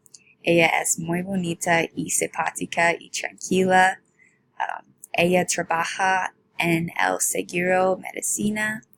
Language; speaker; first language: Spanish; non-native, learner; English